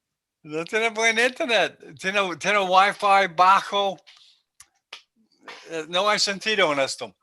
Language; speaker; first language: Spanish; non-native, learner; English